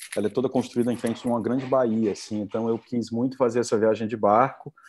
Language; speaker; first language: Portuguese; native; Portuguese